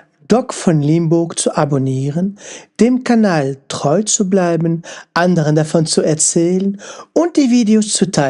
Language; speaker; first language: German; non-native, local second language; French